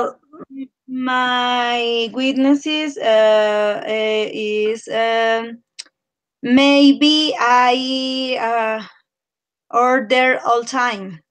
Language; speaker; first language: English; non-native, learner; Spanish